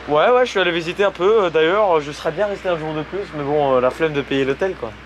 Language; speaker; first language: French; native; French